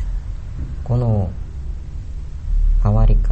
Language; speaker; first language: Japanese; non-native, learner; Korean